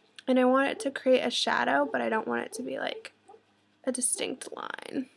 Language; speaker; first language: English; native; English